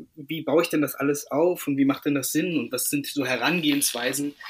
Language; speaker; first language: German; native; German